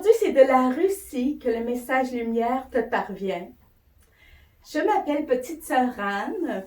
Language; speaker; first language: French; native; French